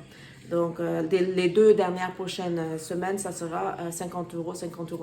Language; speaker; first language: French; non-native, learner; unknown